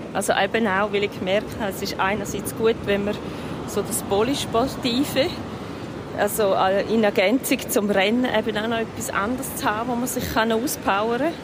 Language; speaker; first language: German; native; German